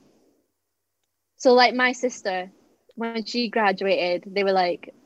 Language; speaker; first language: English; native; English